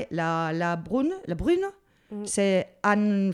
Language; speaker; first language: French; non-native, learner; Spanish